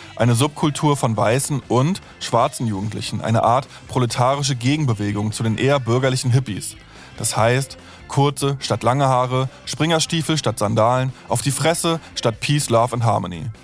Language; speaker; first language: German; native; German